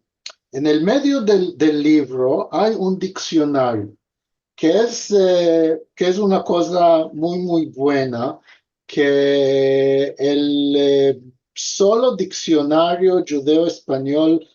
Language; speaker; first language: Spanish; early bilingual, heritage; Ladino